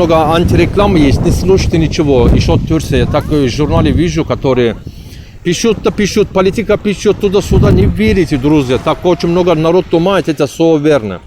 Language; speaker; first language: Russian; non-native, learner; Turkish